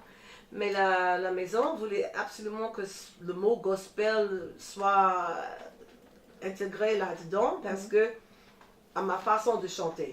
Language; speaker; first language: French; non-native, fluent; English